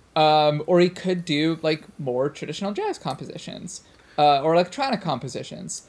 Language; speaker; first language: English; native; English